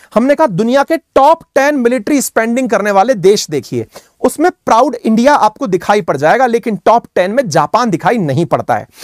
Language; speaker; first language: Hindi; native; Hindi